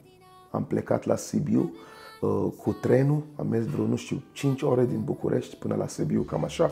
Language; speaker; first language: Romanian; non-native, fluent; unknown